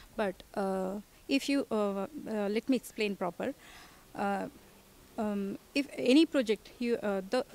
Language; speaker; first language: English; non-native, local second language; Odia